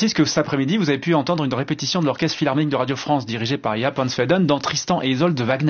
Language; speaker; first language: French; native; French